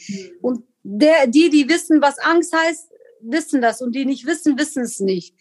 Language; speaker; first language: German; non-native, fluent; Kurdish